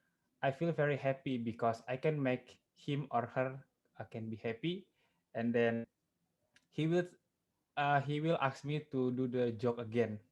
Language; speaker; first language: English; non-native, learner; Indonesian